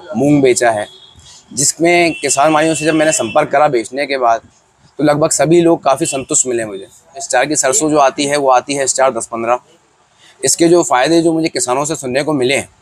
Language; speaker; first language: Hindi; native; Hindi